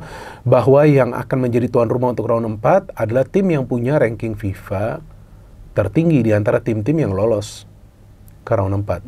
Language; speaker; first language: Indonesian; native; Indonesian